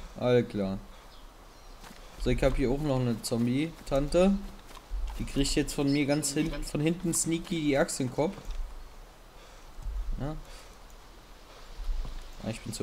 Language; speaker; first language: German; native; German